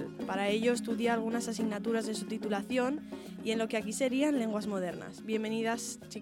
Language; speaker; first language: Spanish; native; Spanish